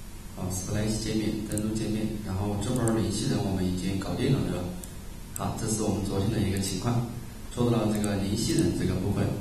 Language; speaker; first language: Chinese; native; Chinese